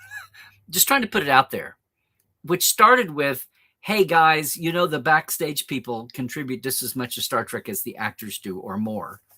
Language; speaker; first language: English; native; English